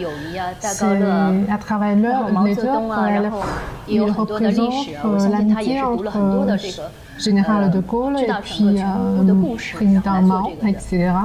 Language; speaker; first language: French; non-native, learner; Chinese